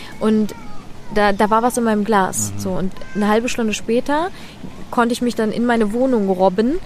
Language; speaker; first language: German; early bilingual, other home language; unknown